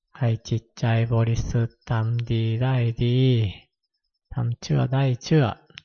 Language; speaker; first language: Thai; non-native, fluent; Japanese